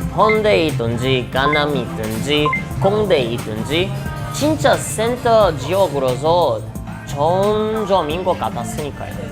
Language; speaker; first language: Korean; non-native, fluent; Portuguese